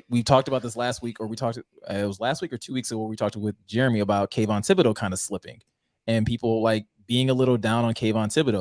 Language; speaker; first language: English; native; English